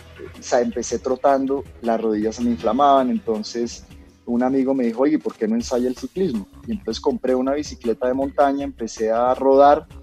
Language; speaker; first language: Spanish; native; Spanish